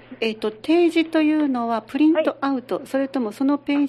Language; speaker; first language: Japanese; native; Japanese